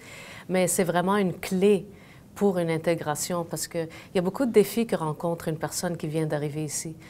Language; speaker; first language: French; native; French